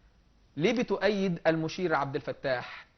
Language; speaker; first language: Arabic; native; Arabic